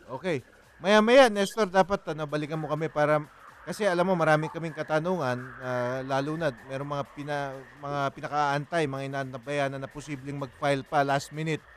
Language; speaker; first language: Filipino; native; Filipino